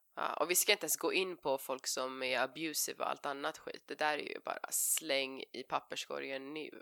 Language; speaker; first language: Swedish; early bilingual, other home language; Persian